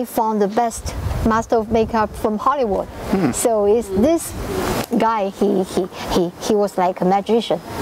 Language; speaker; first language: English; non-native, fluent; Chinese